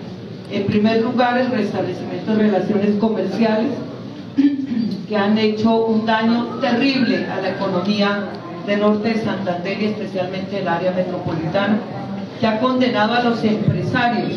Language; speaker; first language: Spanish; native; Spanish